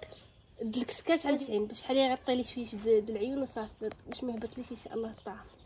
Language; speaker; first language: Arabic; native; Arabic